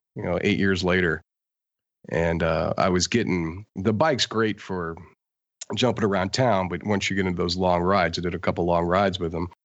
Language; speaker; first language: English; native; English